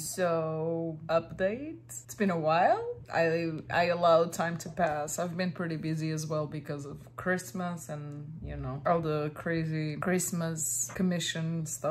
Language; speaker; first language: English; non-native, fluent; Portuguese